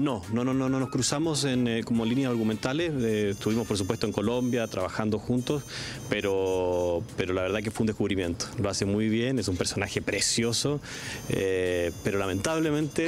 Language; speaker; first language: Spanish; native; Spanish